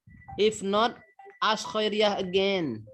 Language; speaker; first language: English; non-native, fluent; Indonesian